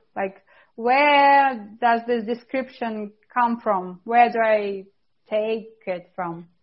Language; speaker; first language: English; non-native, fluent; Russian